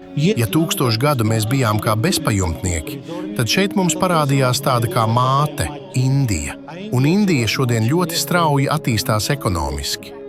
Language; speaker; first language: Latvian; non-native, local second language; Romany